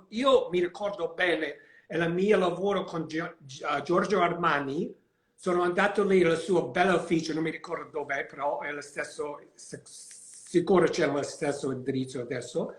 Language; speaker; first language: Italian; non-native, learner; English